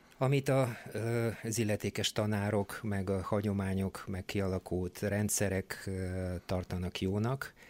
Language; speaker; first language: Hungarian; non-native, fluent; Bulgarian